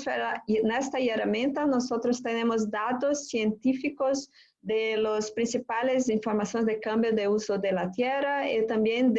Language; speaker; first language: Spanish; non-native, fluent; Portuguese